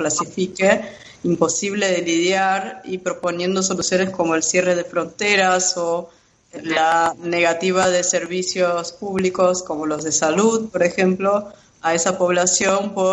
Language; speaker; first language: Spanish; non-native, fluent; Portuguese